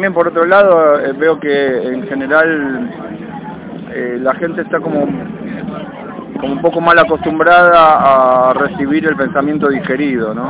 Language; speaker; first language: Spanish; native; Spanish